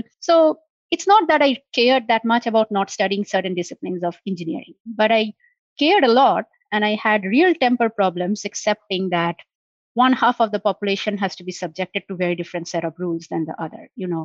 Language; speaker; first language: English; non-native, local second language; Bangla